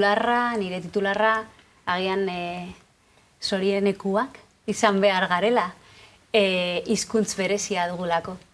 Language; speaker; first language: Basque; non-native, local second language; Spanish